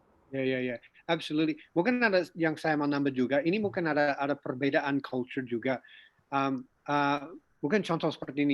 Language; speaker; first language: Indonesian; non-native, fluent; English